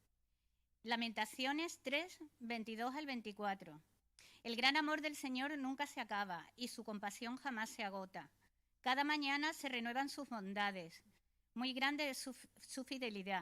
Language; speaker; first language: Spanish; native; Spanish